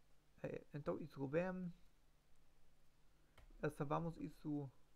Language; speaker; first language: Portuguese; non-native, learner; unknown